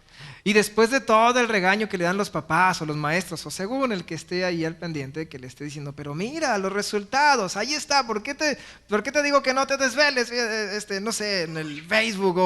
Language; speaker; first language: Spanish; native; Spanish